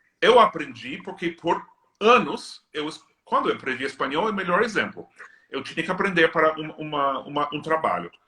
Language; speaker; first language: Portuguese; non-native, fluent; English